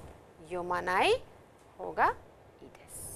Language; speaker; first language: Japanese; non-native, fluent; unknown